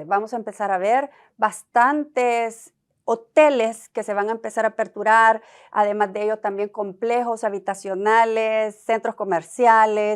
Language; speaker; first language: Spanish; native; Spanish